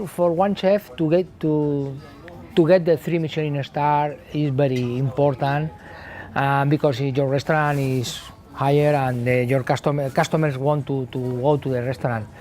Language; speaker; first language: English; non-native, learner; Spanish